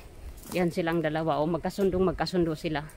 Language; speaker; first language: Filipino; non-native, local second language; Waray